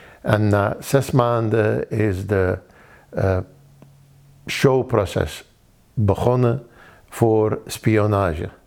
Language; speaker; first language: Dutch; non-native, fluent; Arabic